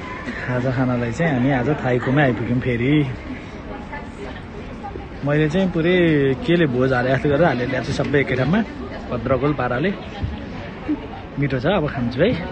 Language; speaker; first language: Nepali; native; Nepali